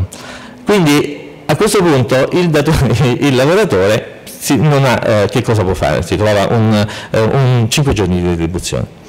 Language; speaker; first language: Italian; native; Italian